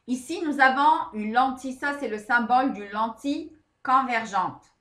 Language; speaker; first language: French; non-native, local second language; Arabic